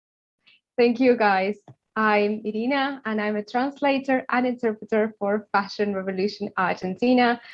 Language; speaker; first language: English; non-native, fluent; Spanish